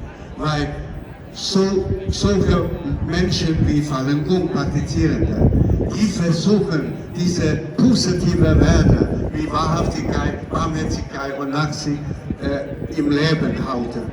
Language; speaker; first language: German; non-native, fluent; Cantonese